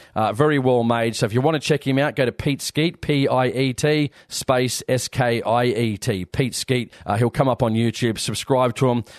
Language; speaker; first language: English; native; English